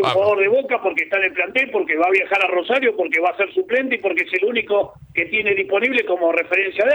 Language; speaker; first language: Spanish; native; Spanish